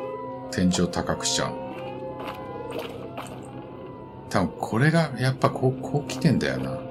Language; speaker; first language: Japanese; native; Japanese